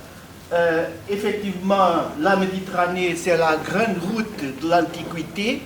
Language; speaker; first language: French; non-native, fluent; Portuguese